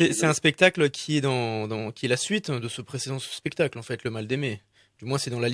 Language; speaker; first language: French; native; French